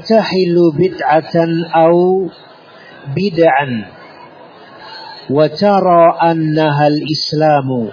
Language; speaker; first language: Arabic; non-native, fluent; Indonesian